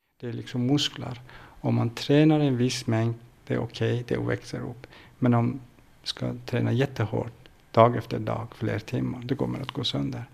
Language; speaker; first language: Swedish; non-native, fluent; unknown